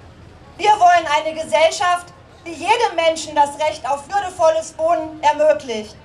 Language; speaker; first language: German; native; German